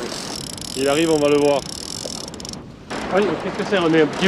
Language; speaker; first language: French; native; French